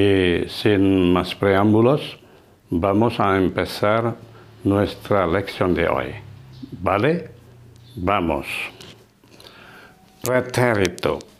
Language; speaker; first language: Spanish; non-native, fluent; Indonesian